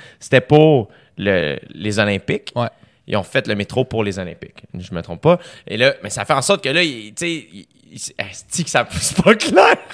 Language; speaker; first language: French; native; French